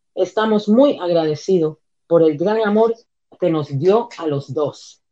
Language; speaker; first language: Spanish; early bilingual, heritage; Spanish